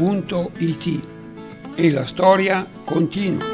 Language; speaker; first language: Italian; native; Italian